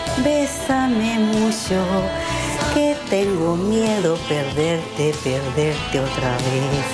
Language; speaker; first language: Chinese; non-native, learner; Spanish